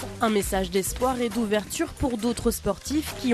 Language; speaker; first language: French; native; French